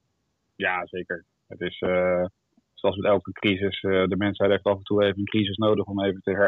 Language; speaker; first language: Dutch; native; Dutch